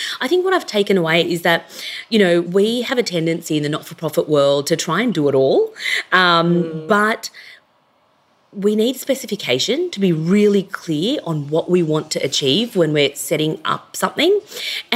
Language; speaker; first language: English; native; English